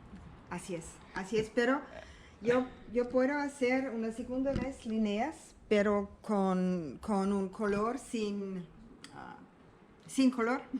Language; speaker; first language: Spanish; non-native, learner; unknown